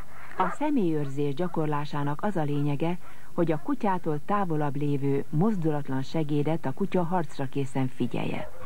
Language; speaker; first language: Hungarian; native; Hungarian